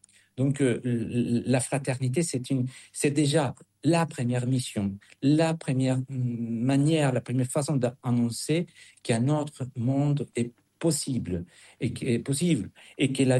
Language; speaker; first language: French; non-native, fluent; Spanish